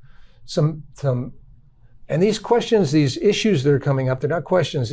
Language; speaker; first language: English; native; English